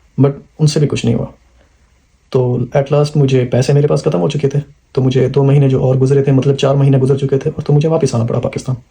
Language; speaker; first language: Urdu; non-native, local second language; Punjabi